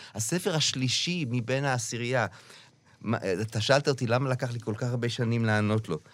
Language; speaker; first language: Hebrew; native; Hebrew